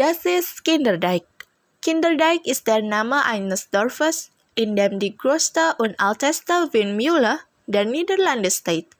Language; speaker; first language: German; non-native, learner; Indonesian